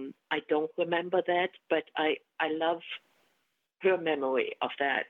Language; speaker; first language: English; non-native, fluent; German